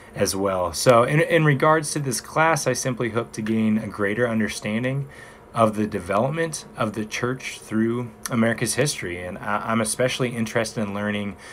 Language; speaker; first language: English; native; English